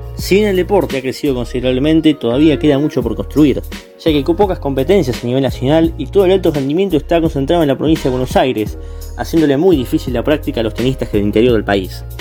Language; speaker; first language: Spanish; native; Spanish